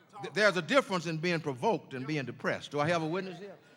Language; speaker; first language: English; native; English